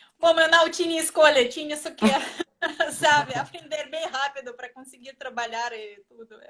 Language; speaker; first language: Portuguese; non-native, fluent; Russian